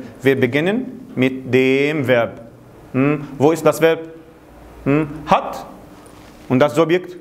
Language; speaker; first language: German; non-native, fluent; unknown